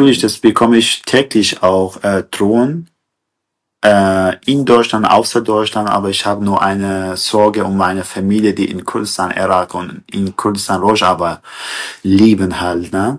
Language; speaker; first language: German; non-native, fluent; Kurdish